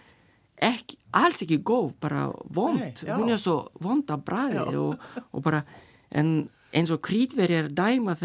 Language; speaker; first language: Icelandic; non-native, learner; Lithuanian